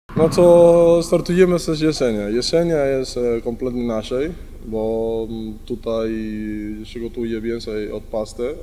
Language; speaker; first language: Polish; non-native, learner; Spanish